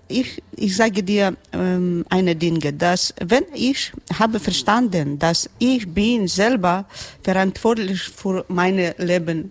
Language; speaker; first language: German; non-native, learner; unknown